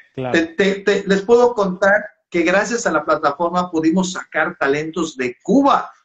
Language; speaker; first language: Spanish; native; Spanish